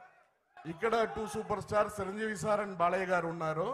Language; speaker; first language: Telugu; non-native, learner; Tamil